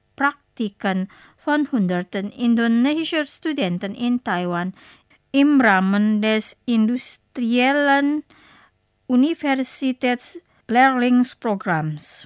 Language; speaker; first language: German; non-native, fluent; Indonesian